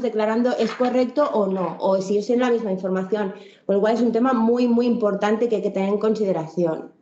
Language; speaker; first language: Spanish; native; Spanish